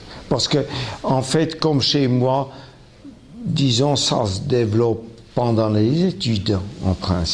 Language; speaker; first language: French; non-native, local second language; German